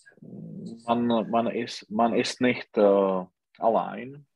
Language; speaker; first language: German; non-native, learner; Czech